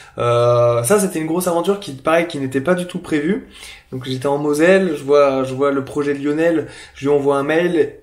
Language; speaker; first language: French; native; French